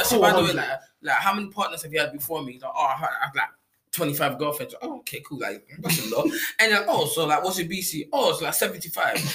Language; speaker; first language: English; native; English